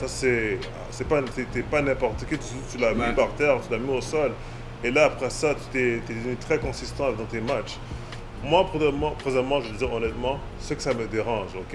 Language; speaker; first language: French; native; French